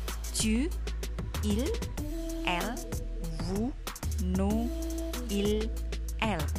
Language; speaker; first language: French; non-native, learner; Indonesian